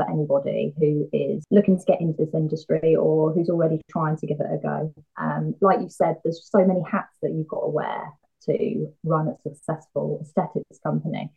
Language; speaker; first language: English; native; English